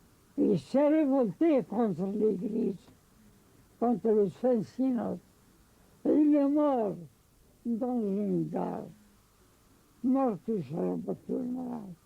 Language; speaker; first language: French; non-native, local second language; Arabic